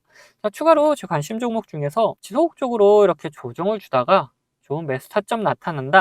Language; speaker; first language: Korean; native; Korean